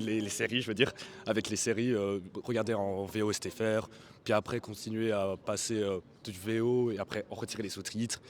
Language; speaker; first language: French; native; French